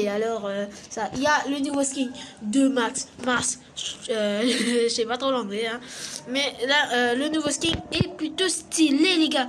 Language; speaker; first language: French; native; French